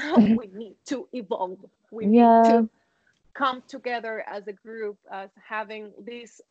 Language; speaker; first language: English; non-native, fluent; Spanish